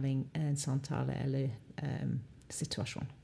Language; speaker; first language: Norwegian; non-native, fluent; English